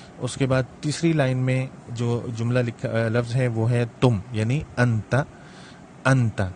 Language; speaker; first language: Urdu; native; Urdu